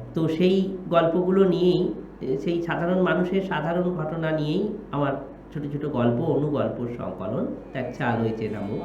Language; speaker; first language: Bangla; native; Bangla